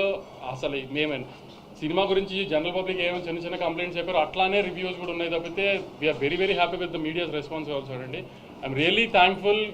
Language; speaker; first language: Telugu; native; Telugu